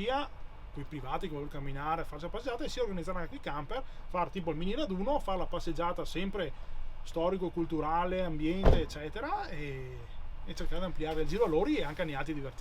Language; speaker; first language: Italian; native; Italian